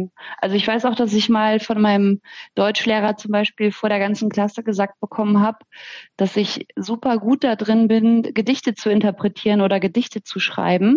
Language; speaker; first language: German; native; German